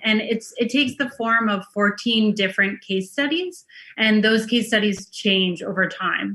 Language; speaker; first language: English; native; English